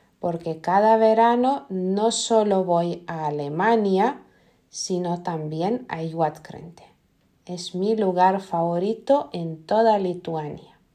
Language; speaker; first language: Spanish; non-native, fluent; Lithuanian